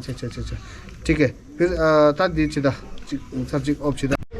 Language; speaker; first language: Hindi; non-native, local second language; Tibetan